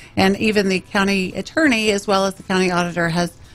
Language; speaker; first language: English; native; English